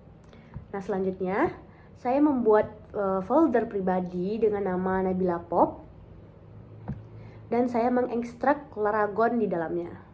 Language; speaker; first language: Indonesian; native; Indonesian